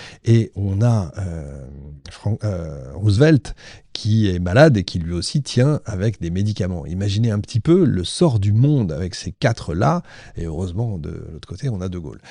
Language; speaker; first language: French; native; French